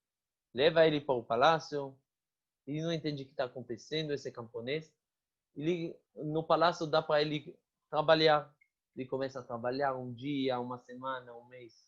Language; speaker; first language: Portuguese; non-native, fluent; Hebrew